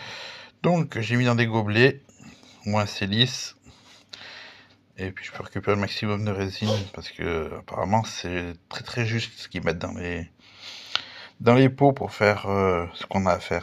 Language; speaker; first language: French; native; French